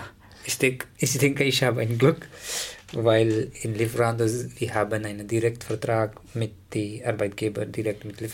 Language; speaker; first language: German; non-native, learner; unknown